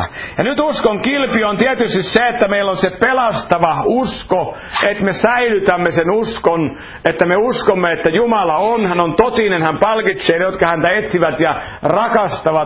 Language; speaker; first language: Finnish; native; Finnish